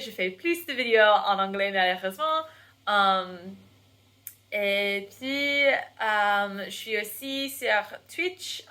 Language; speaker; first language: French; non-native, fluent; English